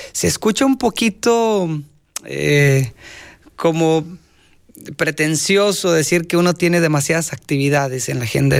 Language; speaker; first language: Spanish; native; Spanish